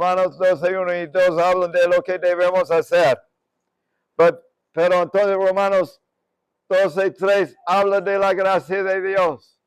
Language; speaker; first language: Spanish; non-native, fluent; English